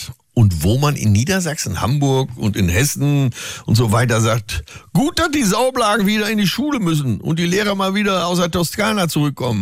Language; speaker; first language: German; native; German